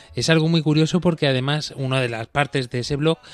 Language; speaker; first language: Spanish; native; Spanish